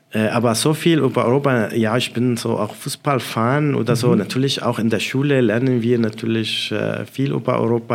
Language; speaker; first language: German; non-native, fluent; Arabic